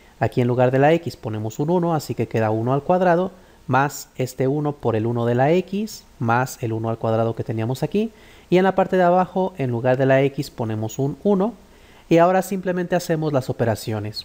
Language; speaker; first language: Spanish; native; Spanish